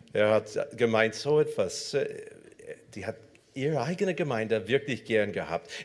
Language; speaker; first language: German; non-native, fluent; English